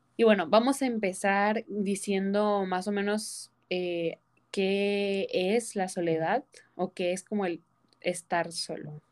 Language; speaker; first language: Spanish; native; Spanish